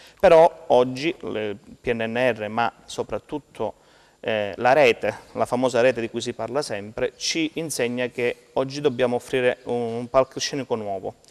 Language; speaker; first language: Italian; native; Italian